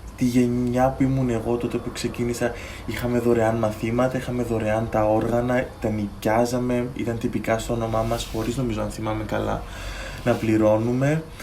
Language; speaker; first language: Greek; native; Greek